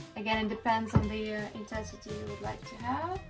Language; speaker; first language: English; non-native, fluent; Russian